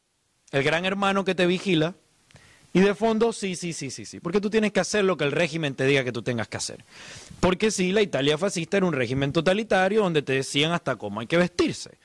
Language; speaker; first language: Spanish; native; Spanish